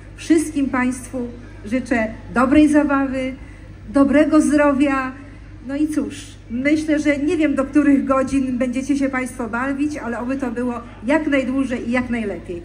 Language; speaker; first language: Polish; native; Polish